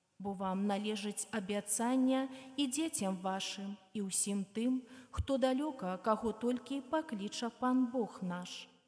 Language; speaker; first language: Belarusian; native; Belarusian